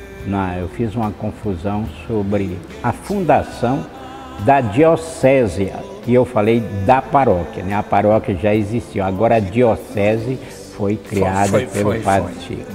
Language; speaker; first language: Portuguese; native; Portuguese